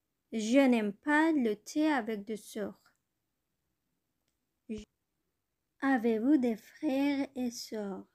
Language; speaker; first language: French; non-native, learner; Bangla